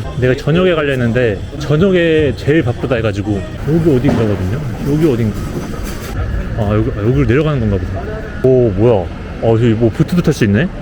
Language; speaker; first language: Korean; native; Korean